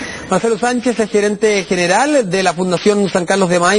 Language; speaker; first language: Spanish; native; Spanish